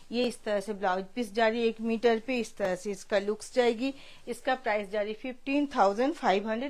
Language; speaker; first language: Hindi; non-native, local second language; Bangla